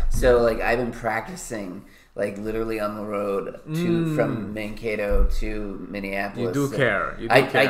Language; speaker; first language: English; native; English